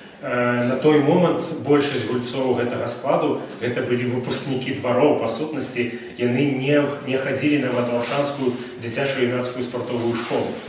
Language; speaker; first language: Belarusian; non-native, local second language; Russian